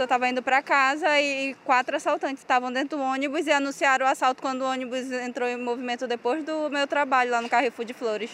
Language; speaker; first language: Portuguese; native; Portuguese